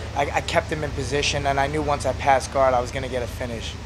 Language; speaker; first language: English; native; English